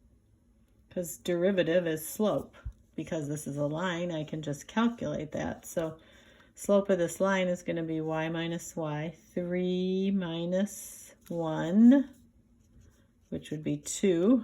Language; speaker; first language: English; native; English